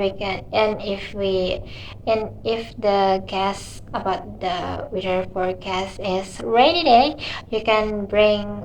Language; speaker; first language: English; non-native, learner; Indonesian